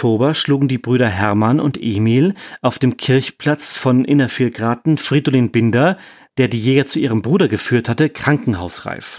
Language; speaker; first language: German; native; German